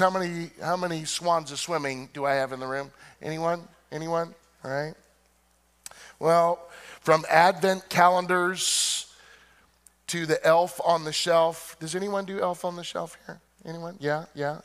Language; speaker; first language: English; native; English